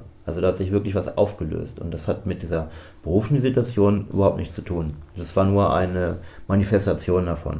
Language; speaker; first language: German; native; German